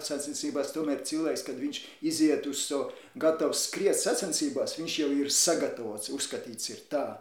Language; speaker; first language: Latvian; non-native, local second language; Russian